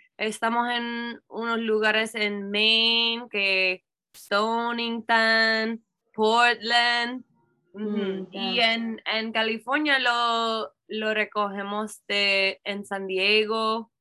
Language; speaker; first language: Spanish; non-native, learner; English